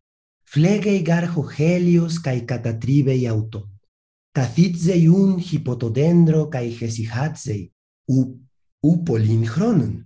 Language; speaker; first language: Greek; non-native, fluent; Spanish